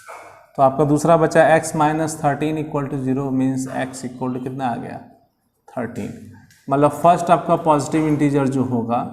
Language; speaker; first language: Hindi; native; Hindi